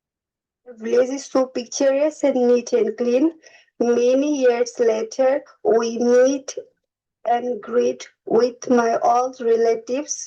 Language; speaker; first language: English; non-native, learner; Bangla